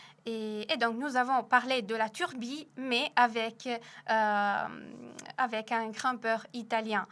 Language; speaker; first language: French; non-native, fluent; Italian